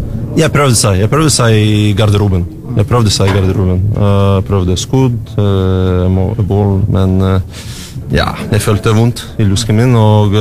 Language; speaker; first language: Norwegian; non-native, learner; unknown